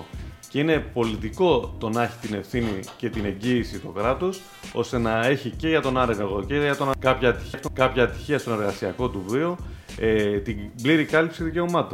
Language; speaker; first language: Greek; native; Greek